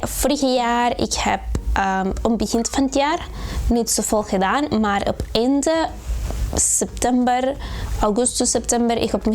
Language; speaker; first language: Dutch; non-native, learner; Spanish